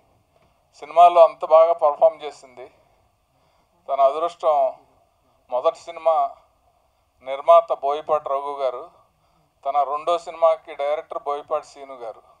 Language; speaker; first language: Telugu; native; Telugu